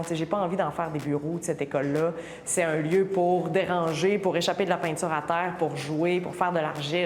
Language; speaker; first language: French; native; French